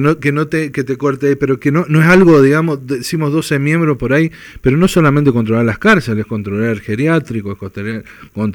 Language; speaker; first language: Spanish; native; Spanish